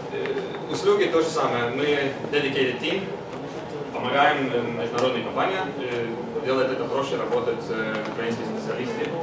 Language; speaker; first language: Russian; non-native, learner; Swedish